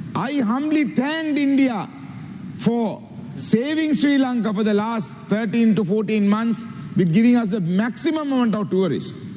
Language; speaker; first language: English; non-native, local second language; Sinhala